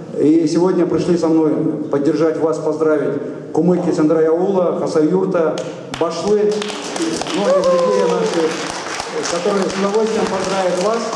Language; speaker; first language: Russian; non-native, local second language; Kumyk